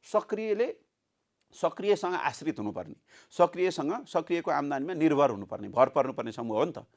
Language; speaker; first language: Nepali; native; Nepali